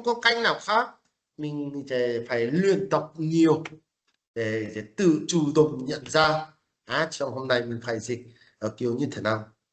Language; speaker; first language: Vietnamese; non-native, fluent; Korean